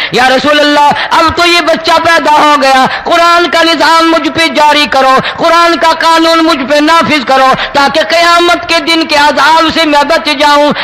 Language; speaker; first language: Urdu; non-native, local second language; Saraiki